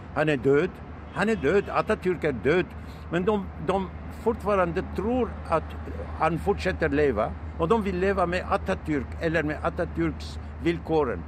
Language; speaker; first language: Swedish; non-native, fluent; Turkish